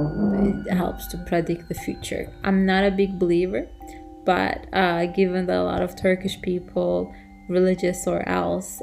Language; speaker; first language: English; non-native, fluent; Turkish